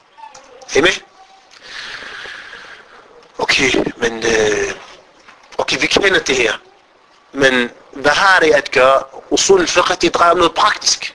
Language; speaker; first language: Danish; non-native, fluent; Arabic